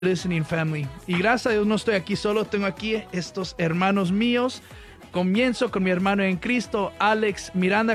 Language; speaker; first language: Spanish; early bilingual, heritage; Spanish